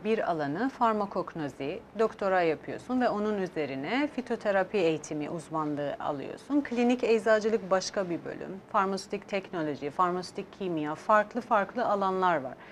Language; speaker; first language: Turkish; non-native, fluent; Persian